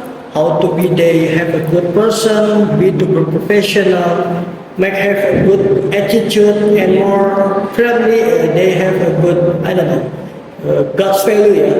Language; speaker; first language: English; non-native, learner; Indonesian